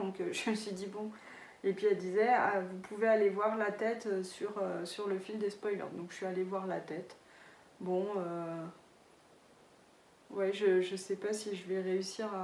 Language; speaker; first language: French; native; French